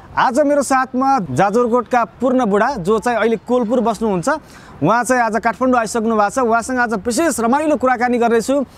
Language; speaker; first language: Nepali; native; Nepali